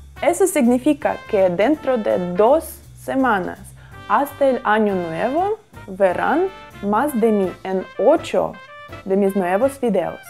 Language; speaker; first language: Spanish; non-native, fluent; Russian